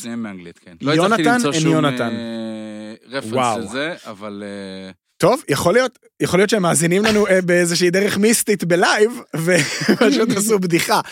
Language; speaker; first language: Hebrew; native; Hebrew